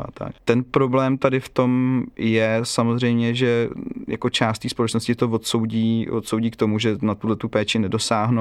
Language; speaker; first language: Czech; native; Czech